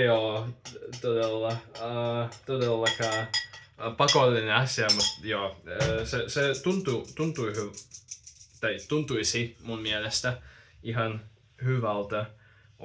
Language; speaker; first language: Finnish; non-native, fluent; Russian